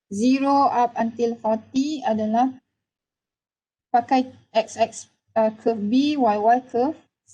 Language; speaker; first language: Malay; native; Malay